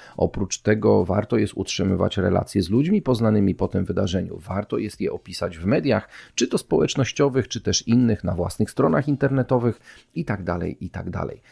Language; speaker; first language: Polish; native; Polish